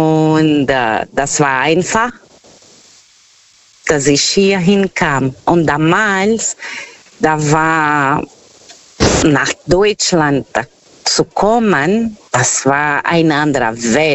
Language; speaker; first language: German; non-native, fluent; Portuguese